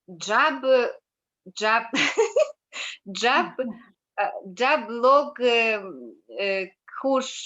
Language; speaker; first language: Hindi; non-native, learner; Russian